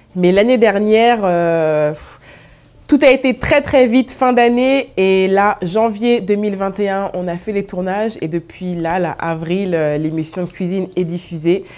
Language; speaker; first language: French; native; French